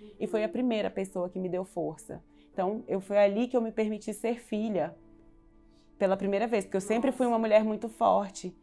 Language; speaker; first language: Portuguese; native; Portuguese